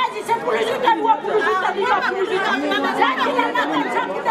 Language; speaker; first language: Indonesian; non-native, local second language; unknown